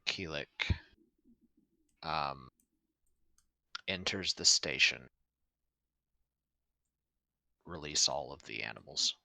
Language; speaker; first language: English; native; English